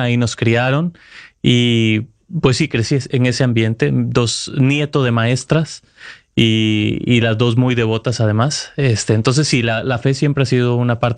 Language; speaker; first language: Spanish; native; Spanish